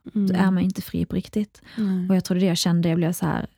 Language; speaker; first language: Swedish; early bilingual, other home language; Arabic